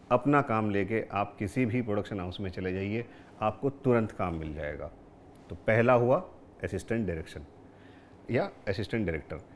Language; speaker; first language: Hindi; native; Hindi